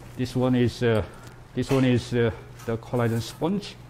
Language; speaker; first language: English; non-native, fluent; Korean